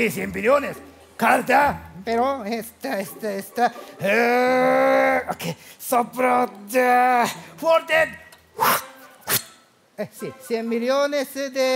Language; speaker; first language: Spanish; non-native, learner; Japanese